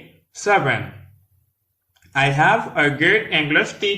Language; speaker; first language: English; non-native, learner; Haitian Creole